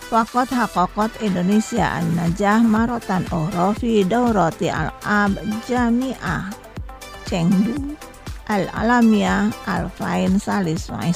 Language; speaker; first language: Arabic; non-native, fluent; Indonesian